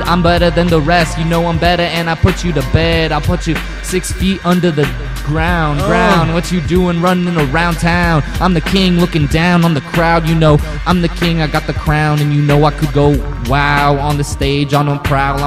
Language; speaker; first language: English; native; English